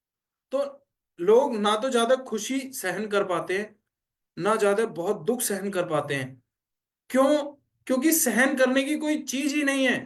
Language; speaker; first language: Hindi; native; Hindi